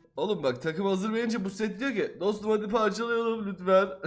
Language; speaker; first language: Turkish; native; Turkish